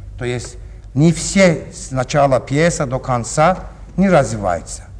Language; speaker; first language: Russian; non-native, learner; Turkish